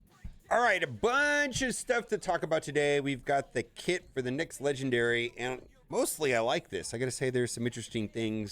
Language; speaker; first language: English; native; English